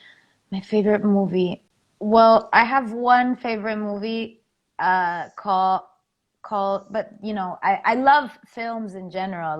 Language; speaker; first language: English; non-native, fluent; Spanish